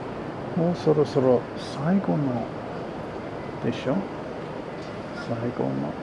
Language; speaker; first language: Japanese; non-native, learner; English